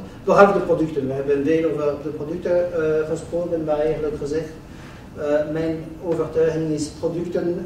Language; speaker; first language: Dutch; non-native, local second language; French